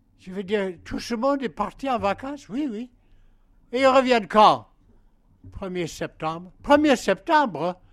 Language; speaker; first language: French; non-native, fluent; English